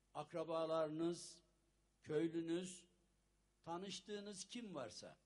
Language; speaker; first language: Turkish; native; Turkish